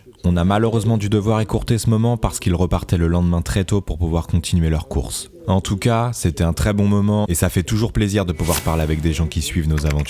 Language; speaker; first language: French; native; French